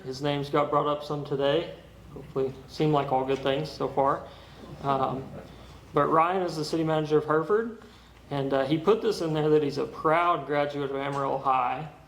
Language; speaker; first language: English; native; English